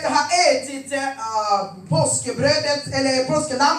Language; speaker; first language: Swedish; non-native, fluent; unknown